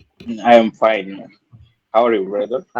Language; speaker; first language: English; non-native, learner; Bangla